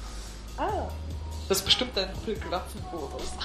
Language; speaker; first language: German; native; German